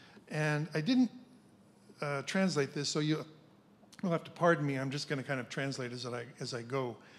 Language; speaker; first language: English; native; English